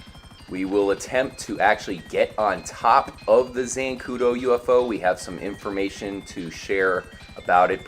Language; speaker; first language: English; native; English